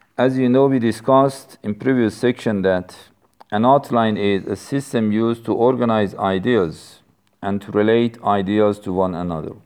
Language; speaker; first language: English; non-native, fluent; Persian